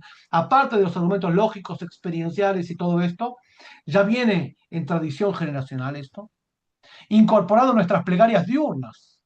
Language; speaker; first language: Spanish; native; Spanish